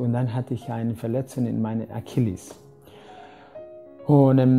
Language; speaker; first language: German; non-native, fluent; Spanish